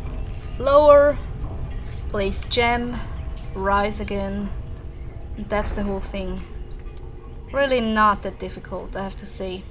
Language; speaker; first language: English; non-native, fluent; German